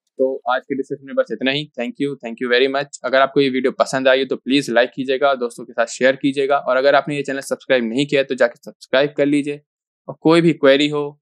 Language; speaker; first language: Hindi; native; Hindi